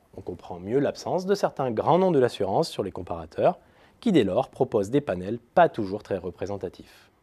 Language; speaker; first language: French; native; French